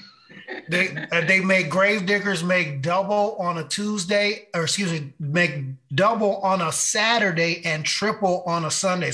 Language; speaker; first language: English; native; English